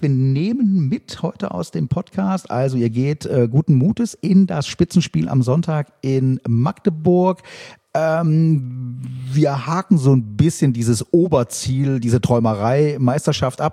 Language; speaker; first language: German; native; German